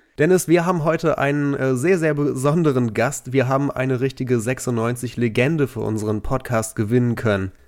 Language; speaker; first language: German; native; German